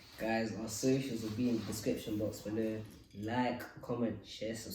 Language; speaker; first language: English; native; English